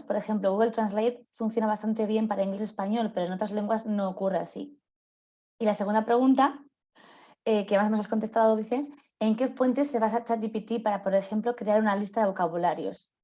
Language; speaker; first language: Spanish; native; Spanish